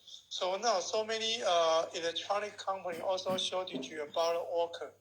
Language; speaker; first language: English; non-native, learner; Chinese